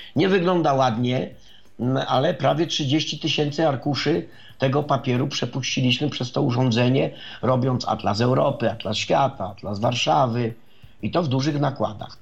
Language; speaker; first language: Polish; native; Polish